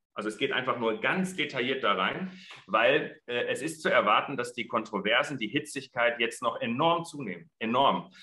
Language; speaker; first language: German; early bilingual, other home language; Arabic